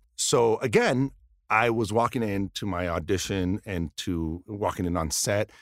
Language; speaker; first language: English; early bilingual, other home language; Spanish